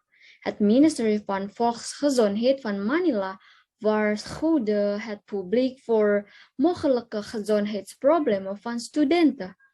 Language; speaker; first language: Dutch; non-native, learner; Indonesian